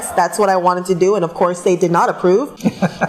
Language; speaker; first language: English; native; English